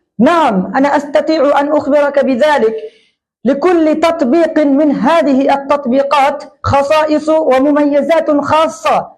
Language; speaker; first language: Arabic; non-native, fluent; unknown